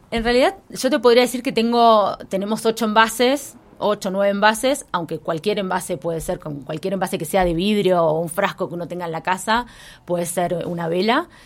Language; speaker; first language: Spanish; native; Spanish